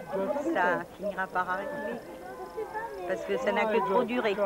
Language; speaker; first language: French; native; French